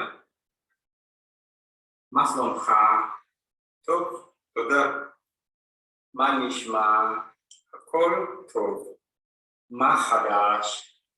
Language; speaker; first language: Hebrew; non-native, learner; Indonesian